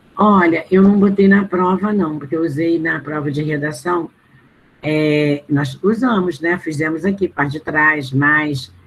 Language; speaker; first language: Portuguese; native; Portuguese